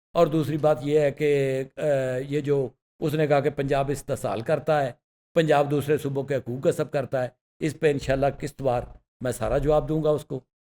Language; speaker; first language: Urdu; non-native, local second language; Punjabi